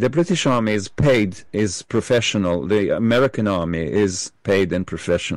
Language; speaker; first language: English; non-native, fluent; Hebrew